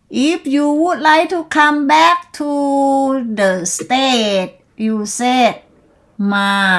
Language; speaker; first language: English; non-native, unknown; Thai